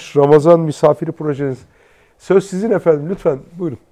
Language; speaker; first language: Turkish; native; Turkish